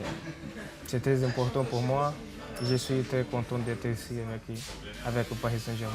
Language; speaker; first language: French; non-native, learner; Portuguese